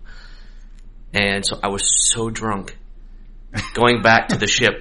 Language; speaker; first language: English; native; English